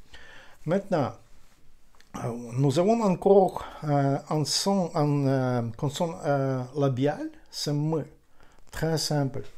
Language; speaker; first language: French; non-native, fluent; Ukrainian